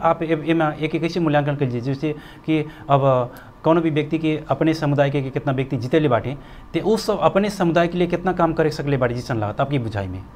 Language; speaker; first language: Bhojpuri; non-native, local second language; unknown